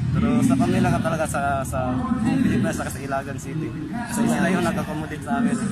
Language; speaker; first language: Filipino; non-native, local second language; Cebuano